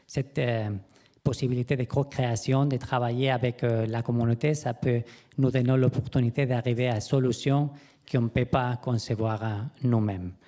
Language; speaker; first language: French; non-native, fluent; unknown